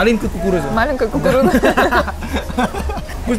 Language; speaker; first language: Russian; non-native, learner; Indonesian